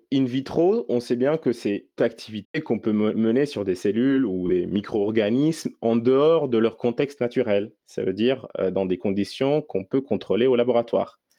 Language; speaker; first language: French; non-native, local second language; Arabic